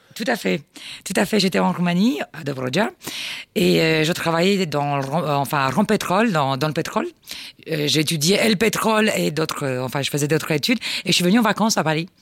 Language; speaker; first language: French; non-native, fluent; Romanian